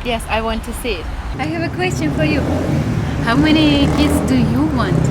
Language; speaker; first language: English; non-native, learner; Russian